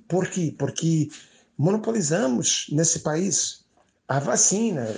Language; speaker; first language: Portuguese; non-native, fluent; English